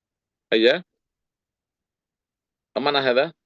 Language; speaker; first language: Arabic; non-native, fluent; Indonesian